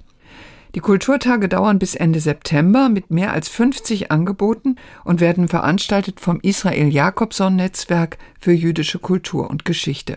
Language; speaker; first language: German; native; German